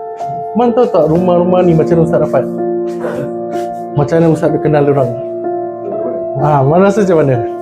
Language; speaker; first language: Malay; native; Malay